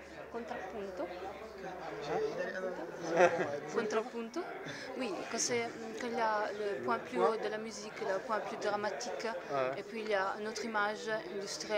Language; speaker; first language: French; non-native, learner; Italian